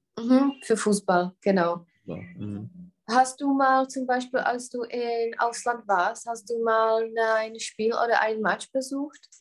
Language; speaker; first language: German; non-native, fluent; Czech